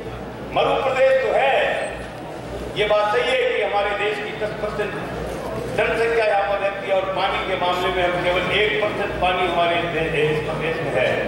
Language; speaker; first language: Hindi; native; Hindi